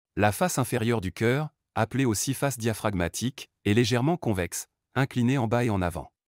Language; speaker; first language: French; non-native, local second language; Arabic